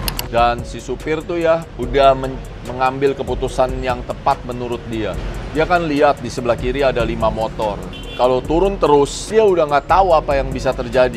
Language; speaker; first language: Indonesian; native; Indonesian